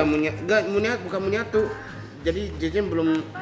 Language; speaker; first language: Indonesian; non-native, fluent; Japanese